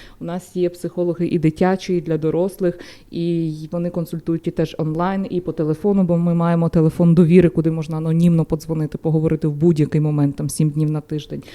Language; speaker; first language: Ukrainian; native; Ukrainian